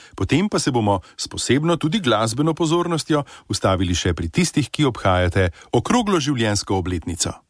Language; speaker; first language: Slovenian; native; Slovenian